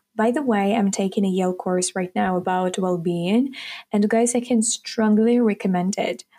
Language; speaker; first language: English; non-native, fluent; Ukrainian